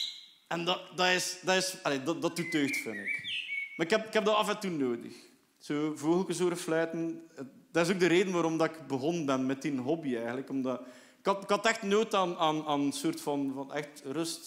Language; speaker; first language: Dutch; native; Dutch